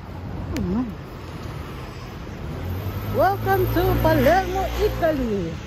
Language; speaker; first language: English; non-native, local second language; Filipino